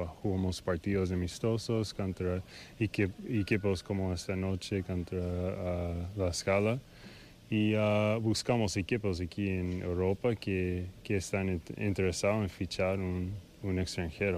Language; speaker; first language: Spanish; non-native, fluent; English